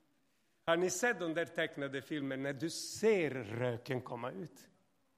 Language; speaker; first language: Swedish; non-native, fluent; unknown